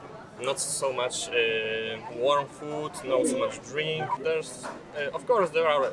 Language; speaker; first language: English; non-native, fluent; Polish